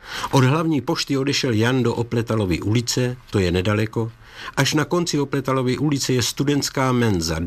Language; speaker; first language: Czech; native; Czech